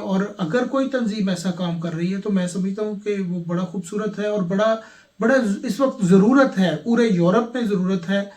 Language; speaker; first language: Urdu; non-native, local second language; Punjabi